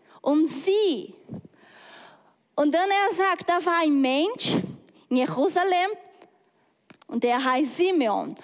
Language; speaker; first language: German; non-native, learner; Portuguese